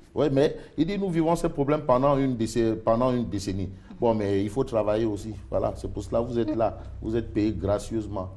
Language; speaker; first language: French; non-native, local second language; Wolof